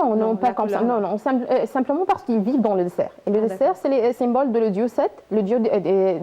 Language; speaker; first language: French; non-native, learner; Arabic